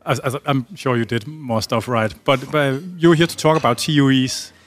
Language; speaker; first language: English; non-native, fluent; Danish